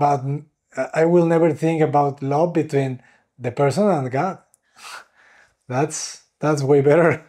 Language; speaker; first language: English; non-native, fluent; Spanish